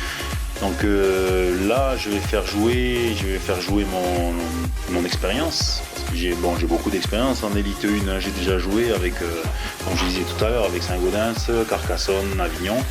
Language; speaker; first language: French; native; French